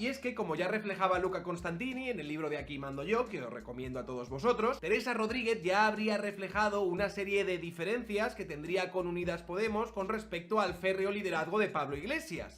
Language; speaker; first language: Spanish; native; Spanish